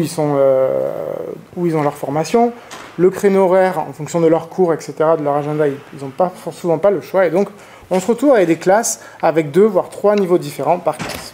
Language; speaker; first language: French; native; French